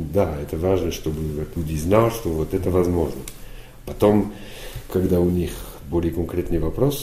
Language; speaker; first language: Russian; non-native, fluent; French